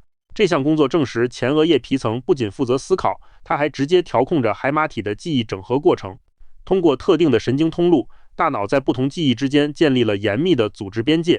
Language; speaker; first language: Chinese; native; Chinese